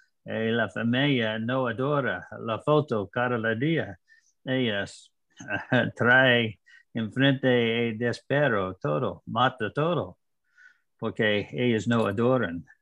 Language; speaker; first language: Spanish; non-native, learner; English